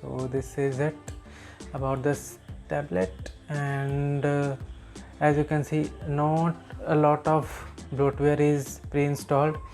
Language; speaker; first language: English; non-native, local second language; Hindi